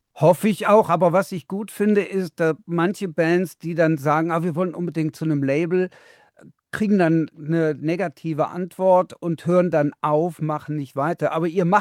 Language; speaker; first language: German; native; German